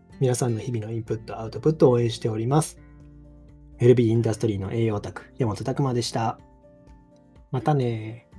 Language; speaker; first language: Japanese; native; Japanese